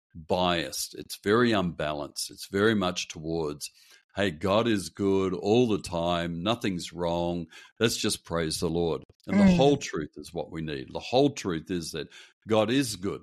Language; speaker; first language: English; native; English